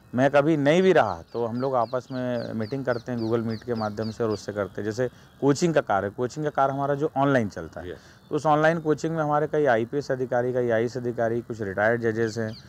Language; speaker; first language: Hindi; native; Hindi